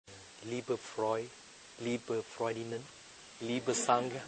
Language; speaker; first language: German; non-native, learner; Vietnamese